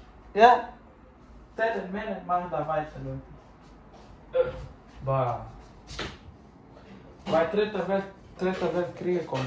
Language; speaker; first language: German; non-native, learner; Bulgarian